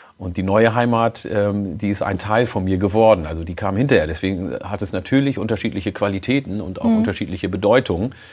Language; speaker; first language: German; early bilingual, other home language; Oromo